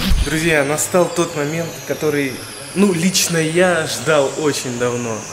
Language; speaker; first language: Russian; native; Russian